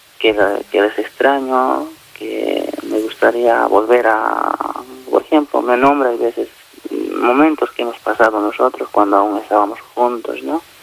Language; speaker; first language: Spanish; native; Spanish